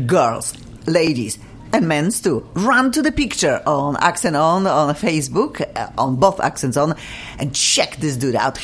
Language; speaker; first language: English; non-native, fluent; Polish